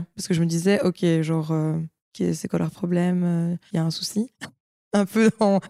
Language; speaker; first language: French; native; French